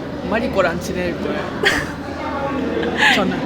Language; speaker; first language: Korean; non-native, fluent; Japanese